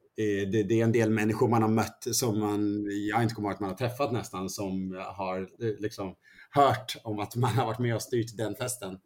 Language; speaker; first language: Swedish; early bilingual, other home language; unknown